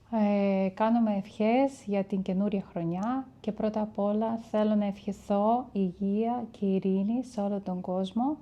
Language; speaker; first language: Greek; non-native, fluent; Ukrainian